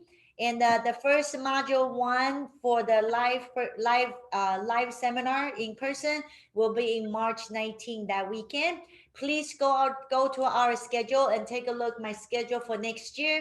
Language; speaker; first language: English; non-native, fluent; Chinese